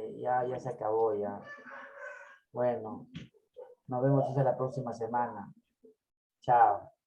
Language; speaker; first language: Spanish; native; Spanish